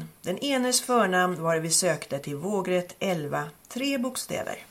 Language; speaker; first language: Swedish; native; Swedish